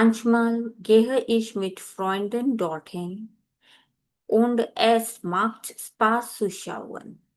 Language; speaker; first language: German; non-native, fluent; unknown